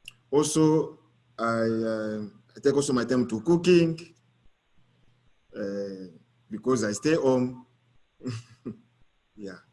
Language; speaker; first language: English; non-native, learner; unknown